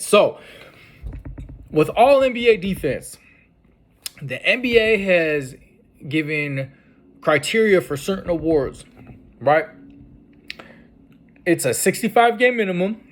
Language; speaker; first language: English; native; English